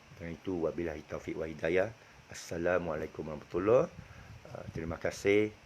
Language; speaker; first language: Malay; non-native, local second language; Chinese